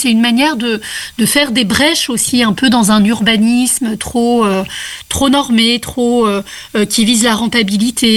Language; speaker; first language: French; native; French